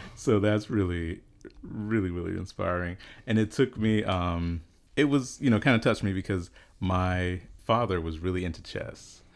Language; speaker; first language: English; early bilingual, other home language; Yoruba